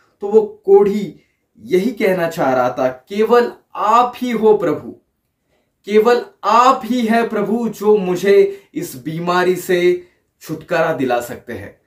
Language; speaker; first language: Hindi; non-native, local second language; Marathi